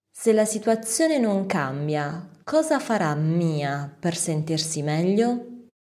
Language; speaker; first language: Italian; native; Italian